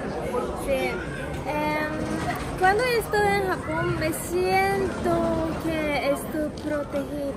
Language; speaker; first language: Spanish; non-native, learner; Japanese